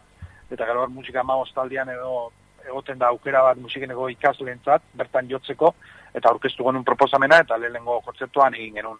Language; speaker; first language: Basque; native; Basque